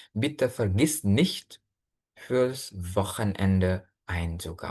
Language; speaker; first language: German; non-native, fluent; Indonesian